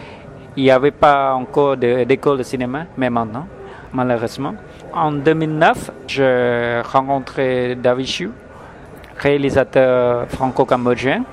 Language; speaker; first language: French; non-native, fluent; Khmer